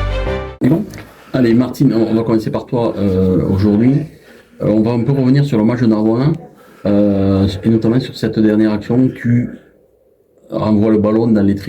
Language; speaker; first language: French; native; French